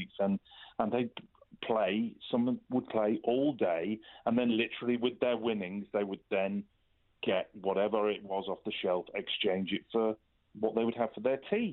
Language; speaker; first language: English; native; English